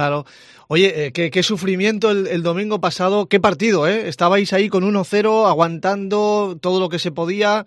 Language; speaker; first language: Spanish; native; Spanish